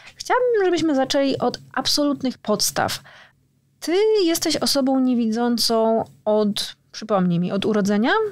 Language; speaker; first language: Polish; native; Polish